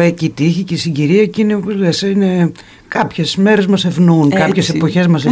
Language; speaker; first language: Greek; native; Greek